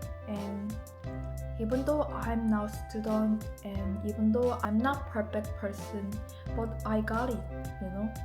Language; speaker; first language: English; non-native, learner; Korean